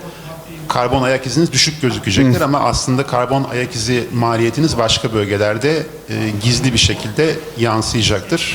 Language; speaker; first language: Turkish; native; Turkish